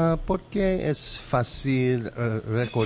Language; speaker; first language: Spanish; non-native, learner; English